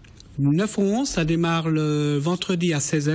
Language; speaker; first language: French; native; French